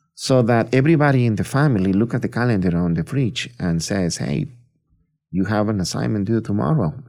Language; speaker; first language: English; non-native, fluent; Spanish